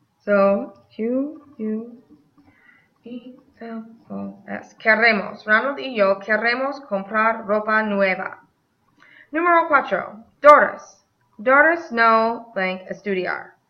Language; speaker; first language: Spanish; non-native, fluent; English